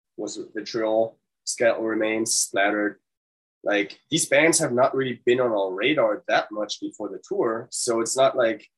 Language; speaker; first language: English; non-native, fluent; German